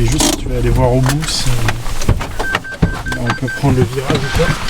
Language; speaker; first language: French; native; French